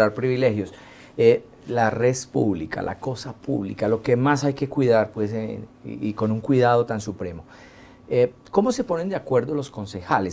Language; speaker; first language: Spanish; native; Spanish